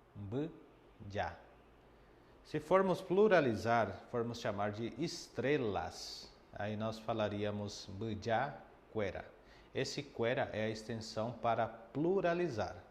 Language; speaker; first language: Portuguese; non-native, fluent; Guarani